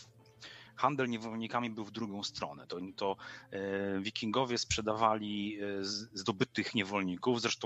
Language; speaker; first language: Polish; native; Polish